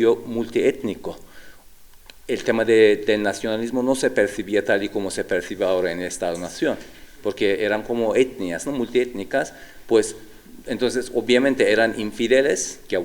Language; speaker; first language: Spanish; non-native, fluent; Turkish